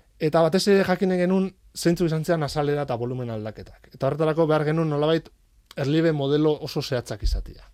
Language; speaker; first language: Basque; native; Basque